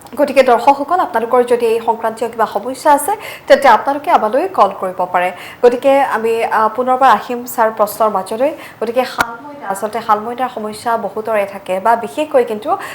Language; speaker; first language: Assamese; native; Assamese